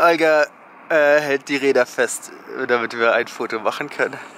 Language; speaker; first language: German; native; German